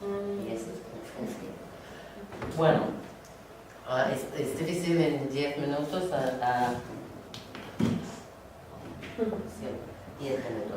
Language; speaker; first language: Spanish; non-native, learner; English